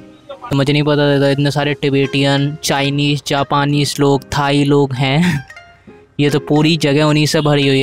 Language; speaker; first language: Hindi; native; Hindi